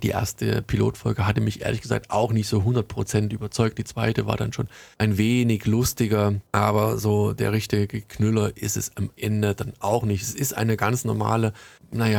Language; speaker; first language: German; native; German